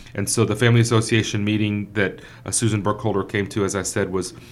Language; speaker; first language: English; native; English